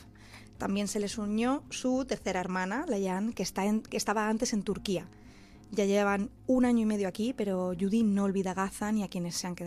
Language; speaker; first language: Spanish; native; Spanish